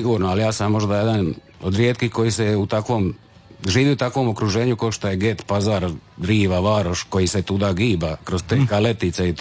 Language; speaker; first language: Serbian; native; Serbian